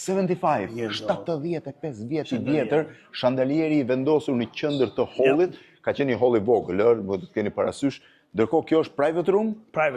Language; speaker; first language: Albanian; native; Albanian